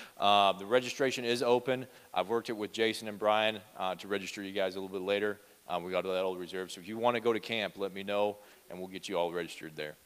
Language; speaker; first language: English; native; English